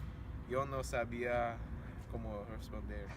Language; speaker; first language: Spanish; non-native, learner; English